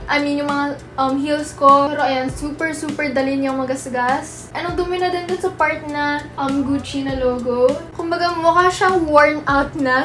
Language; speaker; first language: Filipino; native; Filipino